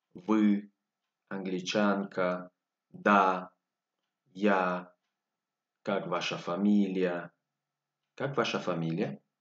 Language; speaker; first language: Russian; non-native, learner; Spanish